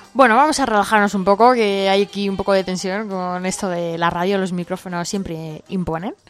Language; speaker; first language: Spanish; native; Spanish